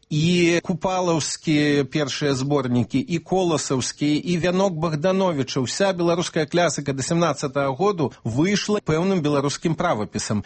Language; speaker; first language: Belarusian; native; Belarusian